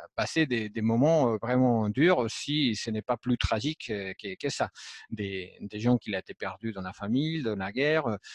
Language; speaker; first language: French; non-native, fluent; Spanish